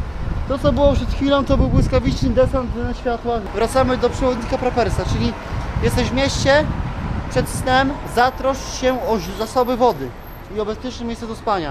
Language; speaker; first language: Polish; native; Polish